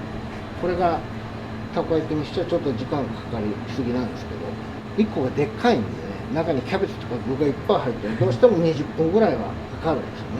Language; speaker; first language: Japanese; native; Japanese